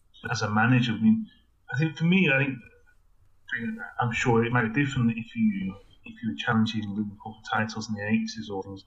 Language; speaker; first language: English; native; English